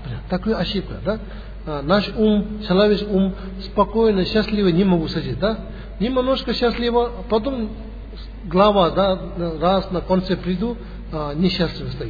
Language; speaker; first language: Russian; non-native, learner; Tibetan